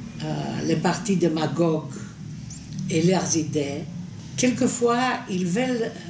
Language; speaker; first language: French; non-native, fluent; Greek